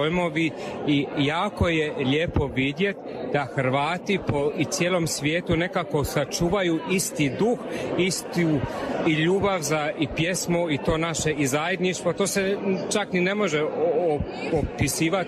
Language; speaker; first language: Croatian; non-native, fluent; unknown